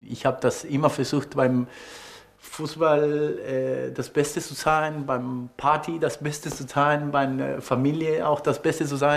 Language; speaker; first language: German; non-native, fluent; Spanish